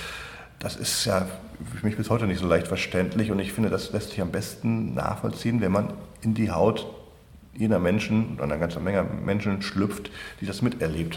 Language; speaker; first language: German; native; German